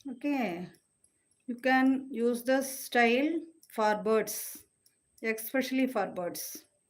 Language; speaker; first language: English; non-native, local second language; Tamil